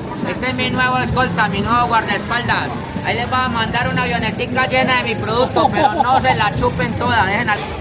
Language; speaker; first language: Spanish; native; Spanish